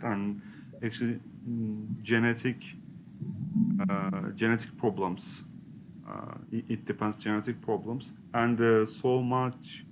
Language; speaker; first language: English; non-native, learner; Turkish